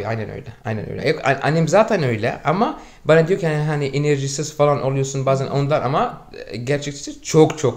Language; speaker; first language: Turkish; non-native, fluent; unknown